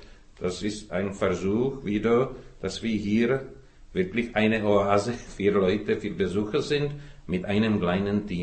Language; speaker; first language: German; non-native, fluent; Czech